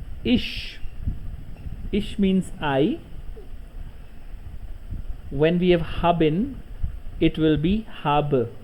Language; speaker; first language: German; non-native, learner; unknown